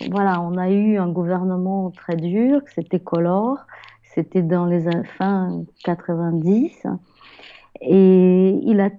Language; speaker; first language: French; non-native, fluent; Portuguese